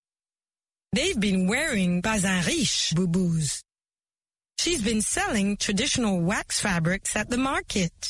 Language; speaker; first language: English; non-native, fluent; French